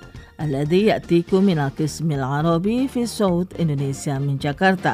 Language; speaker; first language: Arabic; non-native, fluent; Indonesian